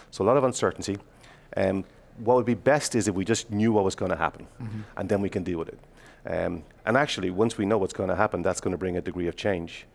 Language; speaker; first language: English; native; English